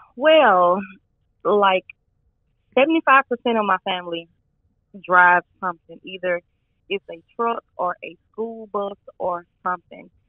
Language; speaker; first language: English; native; English